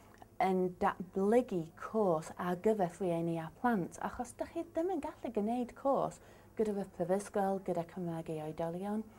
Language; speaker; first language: Welsh; non-native, learner; English